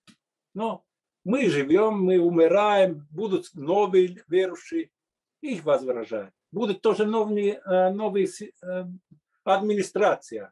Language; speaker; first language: Russian; non-native, fluent; Finnish